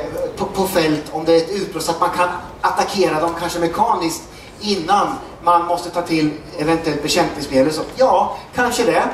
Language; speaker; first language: Swedish; native; Swedish